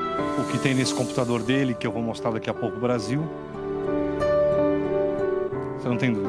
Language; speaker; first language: Portuguese; native; Portuguese